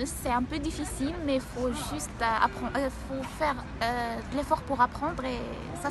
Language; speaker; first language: French; non-native, local second language; Arabic